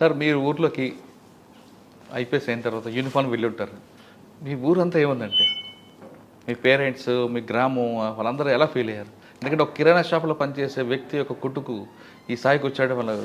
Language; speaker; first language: Telugu; native; Telugu